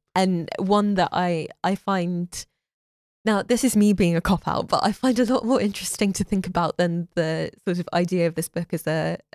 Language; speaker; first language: English; native; English